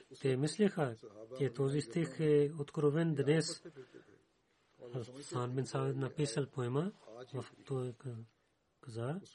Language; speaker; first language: Bulgarian; non-native, learner; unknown